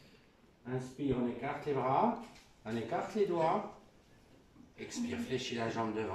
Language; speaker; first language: French; native; French